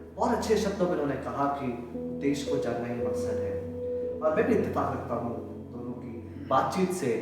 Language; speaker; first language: Hindi; native; Hindi